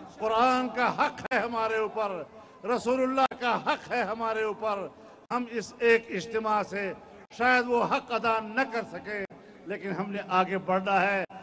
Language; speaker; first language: Urdu; non-native, local second language; Pashto